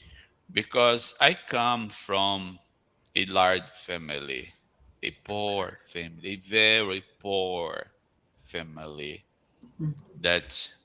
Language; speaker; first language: English; non-native, fluent; Portuguese